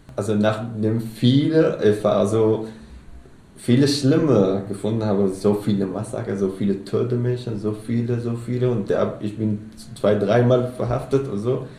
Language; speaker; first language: German; non-native, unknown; Arabic